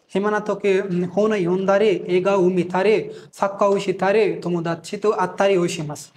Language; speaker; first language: Japanese; non-native, learner; Bangla